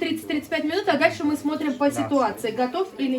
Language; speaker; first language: Russian; native; Russian